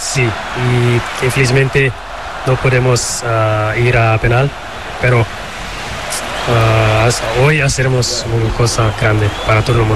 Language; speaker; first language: Spanish; non-native, learner; Portuguese